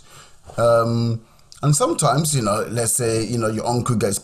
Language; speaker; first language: English; non-native, local second language; Yoruba